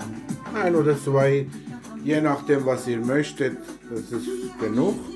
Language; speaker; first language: German; non-native, learner; Persian